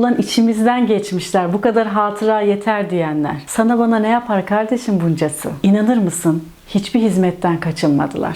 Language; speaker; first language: Turkish; native; Turkish